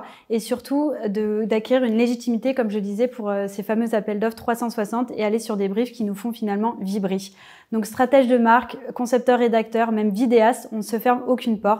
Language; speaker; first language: French; native; French